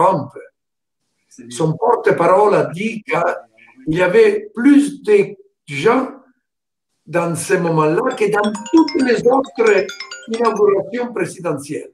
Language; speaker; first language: French; non-native, fluent; Italian